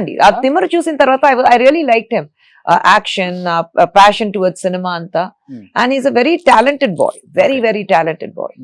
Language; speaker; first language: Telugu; non-native, fluent; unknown